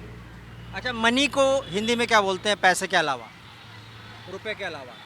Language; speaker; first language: Hindi; native; Hindi